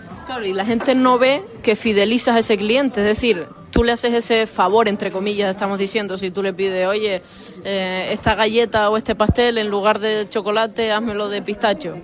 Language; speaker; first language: Spanish; native; Spanish